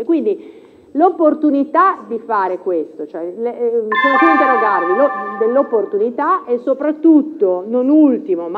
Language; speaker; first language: Italian; native; Italian